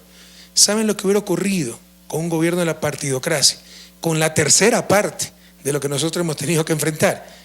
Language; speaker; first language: Spanish; native; Spanish